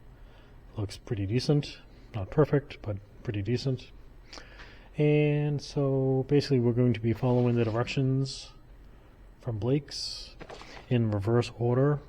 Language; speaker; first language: English; native; English